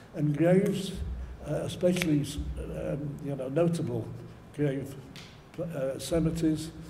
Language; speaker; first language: English; native; English